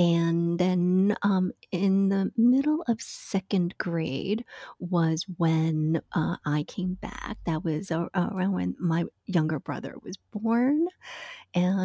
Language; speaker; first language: English; non-native, fluent; Chinese